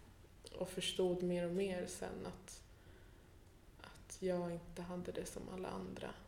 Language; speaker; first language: Swedish; early bilingual, other home language; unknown